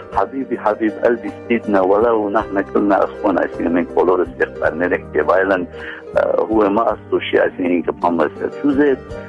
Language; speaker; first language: Armenian; early bilingual, heritage; Armenian